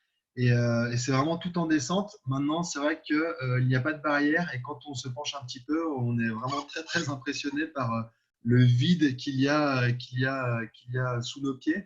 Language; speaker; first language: French; native; French